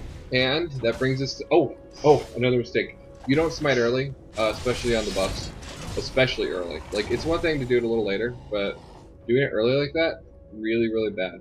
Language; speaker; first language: English; native; English